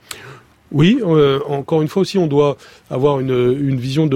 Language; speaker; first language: French; native; French